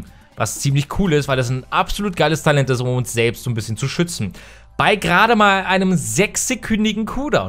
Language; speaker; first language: German; native; German